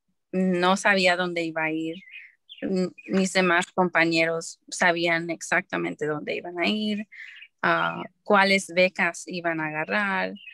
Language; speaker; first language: Spanish; early bilingual, heritage; Spanish